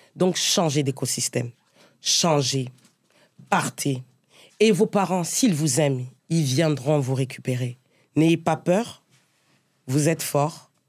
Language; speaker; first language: French; native; French